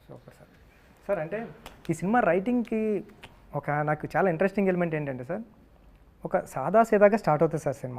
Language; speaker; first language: Telugu; native; Telugu